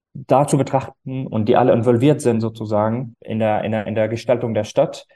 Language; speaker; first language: German; non-native, fluent; Arabic